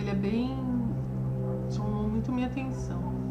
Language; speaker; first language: Portuguese; native; Portuguese